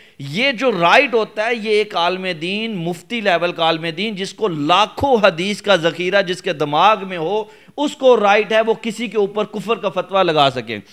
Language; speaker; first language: Urdu; non-native, local second language; Punjabi